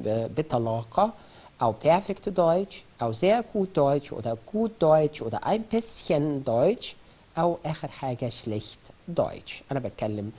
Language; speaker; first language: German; non-native, fluent; Arabic